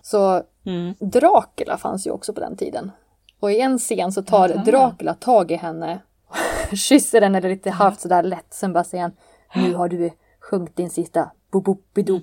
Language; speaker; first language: Swedish; native; Swedish